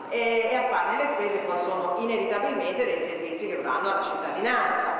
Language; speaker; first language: Italian; native; Italian